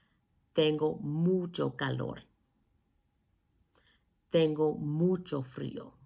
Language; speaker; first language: Spanish; non-native, fluent; English